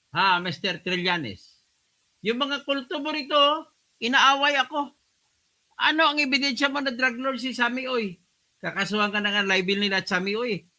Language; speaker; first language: Filipino; non-native, local second language; Hiligaynon